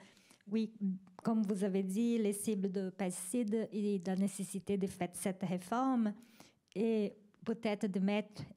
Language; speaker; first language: French; non-native, fluent; Spanish